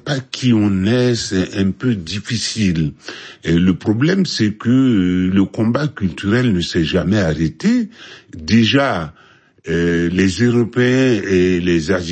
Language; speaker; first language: French; non-native, local second language; Mossi